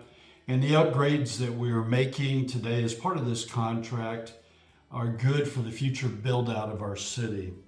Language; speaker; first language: English; native; English